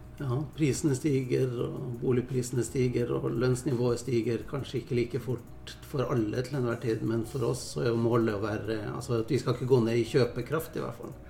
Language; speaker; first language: Norwegian; native; Norwegian